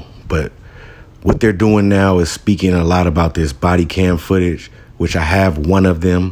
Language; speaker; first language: English; native; English